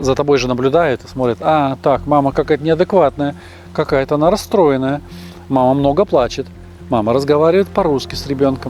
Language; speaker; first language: Russian; native; Russian